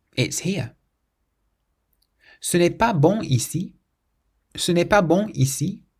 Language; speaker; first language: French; non-native, fluent; English